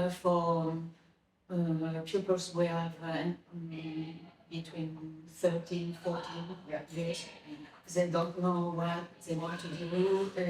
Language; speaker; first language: English; non-native, learner; French